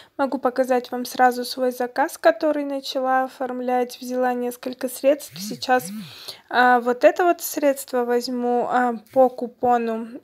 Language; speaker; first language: Russian; non-native, local second language; Armenian